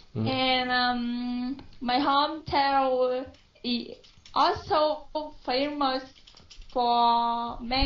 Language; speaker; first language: English; non-native, learner; Vietnamese